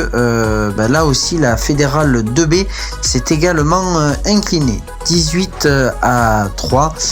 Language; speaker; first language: French; native; French